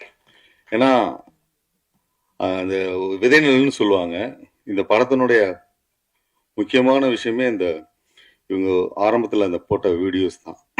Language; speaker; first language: Tamil; native; Tamil